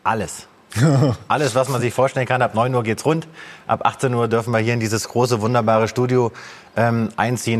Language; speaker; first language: German; native; German